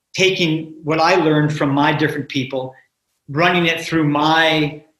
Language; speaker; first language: English; native; English